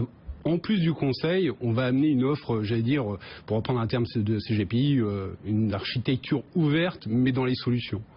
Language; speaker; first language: French; native; French